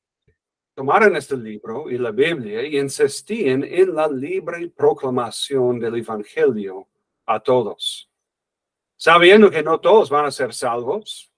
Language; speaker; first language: Spanish; non-native, fluent; English